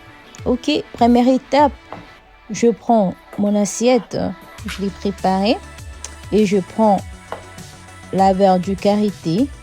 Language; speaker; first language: French; non-native, fluent; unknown